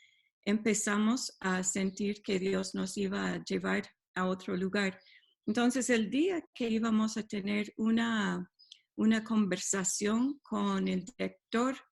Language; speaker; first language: Spanish; non-native, fluent; English